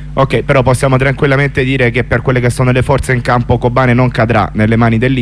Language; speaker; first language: Italian; native; Italian